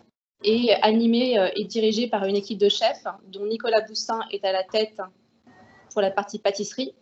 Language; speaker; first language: French; native; French